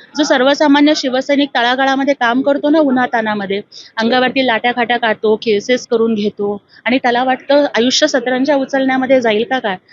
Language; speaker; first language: Marathi; non-native, local second language; Telugu